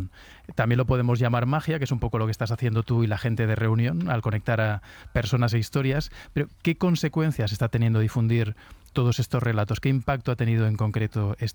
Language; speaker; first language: Spanish; native; Spanish